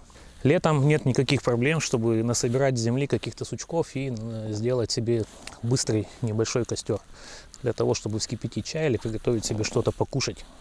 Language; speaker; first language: Russian; native; Russian